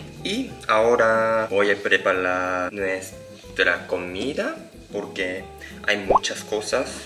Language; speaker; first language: Spanish; non-native, learner; Japanese